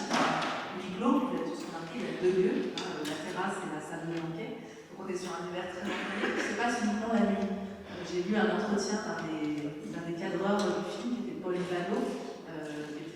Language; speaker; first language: French; native; French